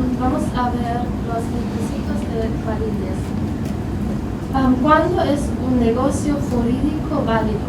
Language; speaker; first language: Spanish; non-native, fluent; German